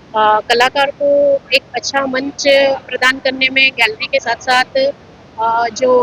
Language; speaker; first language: Hindi; native; Hindi